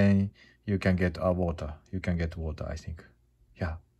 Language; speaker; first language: English; non-native, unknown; Japanese